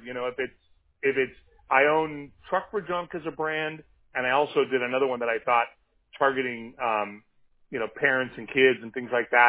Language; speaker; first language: English; native; English